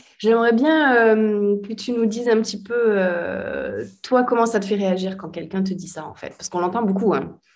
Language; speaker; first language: French; native; French